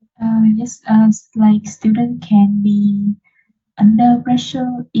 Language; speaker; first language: English; non-native, learner; Vietnamese